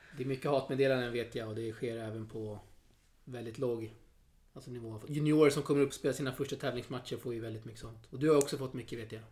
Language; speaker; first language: Swedish; native; Swedish